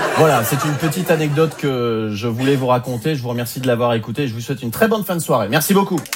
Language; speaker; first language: French; native; French